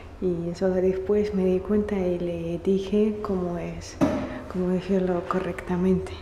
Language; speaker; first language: Spanish; non-native, fluent; Russian